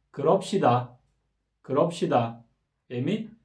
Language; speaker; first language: Korean; non-native, fluent; Kyrgyz